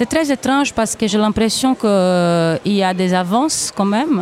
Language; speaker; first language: French; non-native, fluent; Portuguese